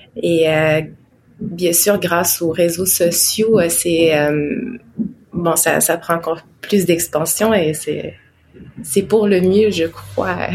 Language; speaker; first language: French; non-native, local second language; Innu-aimun